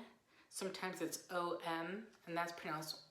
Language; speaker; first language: English; native; English